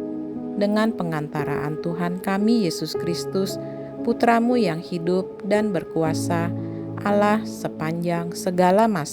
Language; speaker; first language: Indonesian; native; Indonesian